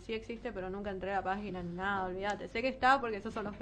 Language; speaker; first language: Spanish; native; Spanish